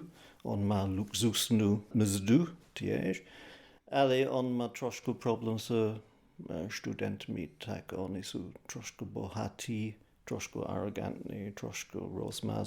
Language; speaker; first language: Slovak; non-native, fluent; English